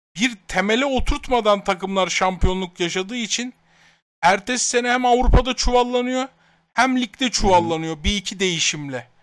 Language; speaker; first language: Turkish; native; Turkish